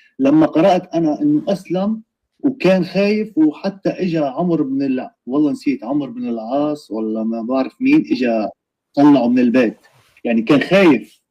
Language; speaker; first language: Arabic; native; Arabic